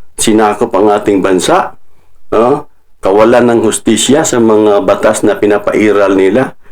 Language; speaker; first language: Filipino; non-native, local second language; Cebuano